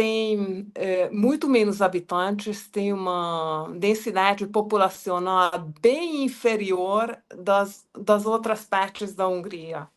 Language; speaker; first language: Portuguese; non-native, fluent; Hungarian